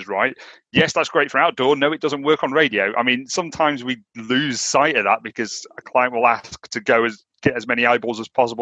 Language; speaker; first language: English; native; English